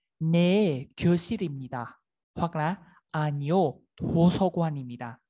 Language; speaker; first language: Korean; non-native, fluent; Vietnamese